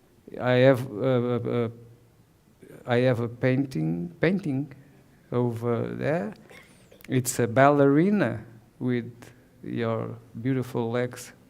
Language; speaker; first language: English; non-native, learner; Portuguese